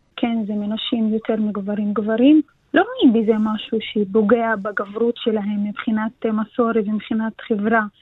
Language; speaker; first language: Hebrew; non-native, local second language; Arabic